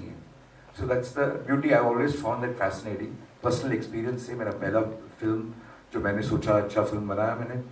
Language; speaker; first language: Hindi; non-native, local second language; Tamil